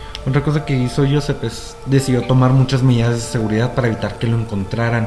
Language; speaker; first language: Spanish; native; Spanish